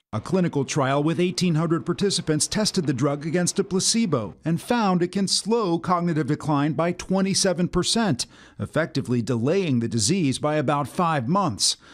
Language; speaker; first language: English; native; English